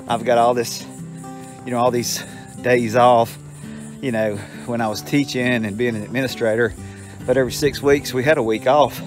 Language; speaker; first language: English; native; English